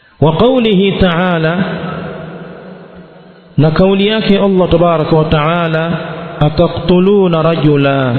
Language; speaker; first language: Arabic; non-native, fluent; Swahili